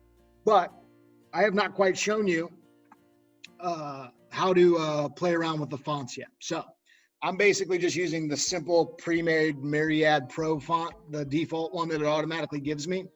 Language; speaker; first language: English; native; English